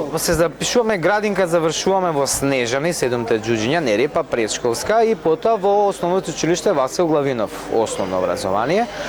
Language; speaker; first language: Macedonian; non-native, local second language; Romany